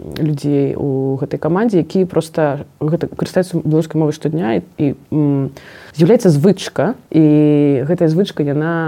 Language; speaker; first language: Belarusian; non-native, local second language; Russian